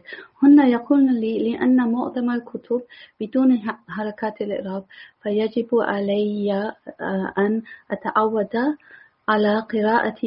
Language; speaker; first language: Arabic; non-native, learner; English